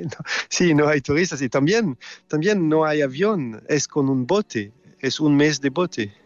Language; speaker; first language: Spanish; non-native, fluent; French